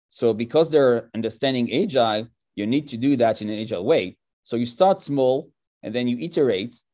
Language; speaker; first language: English; non-native, fluent; French